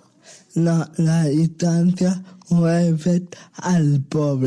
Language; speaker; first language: Catalan; non-native, local second language; Spanish